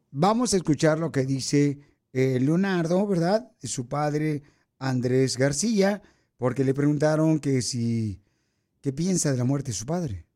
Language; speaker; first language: Spanish; native; Spanish